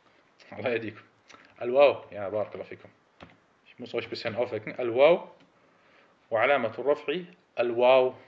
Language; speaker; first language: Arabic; early bilingual, heritage; Arabic